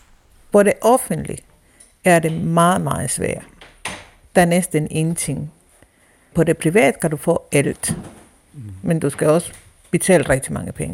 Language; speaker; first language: Danish; non-native, fluent; Spanish